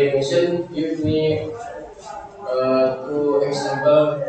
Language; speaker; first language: English; non-native, learner; Indonesian